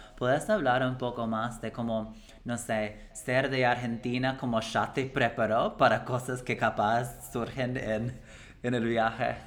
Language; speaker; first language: Spanish; non-native, fluent; English